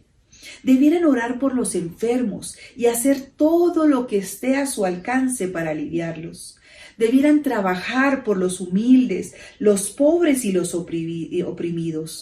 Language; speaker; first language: Spanish; native; Spanish